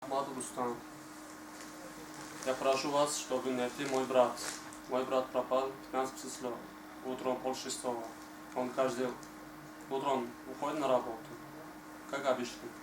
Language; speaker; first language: Russian; non-native, learner; Tajik